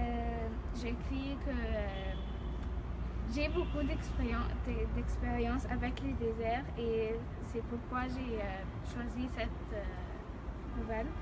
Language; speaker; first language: French; non-native, fluent; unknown